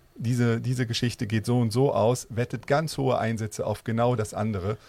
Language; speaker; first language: German; native; German